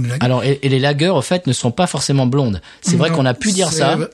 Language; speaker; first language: French; native; French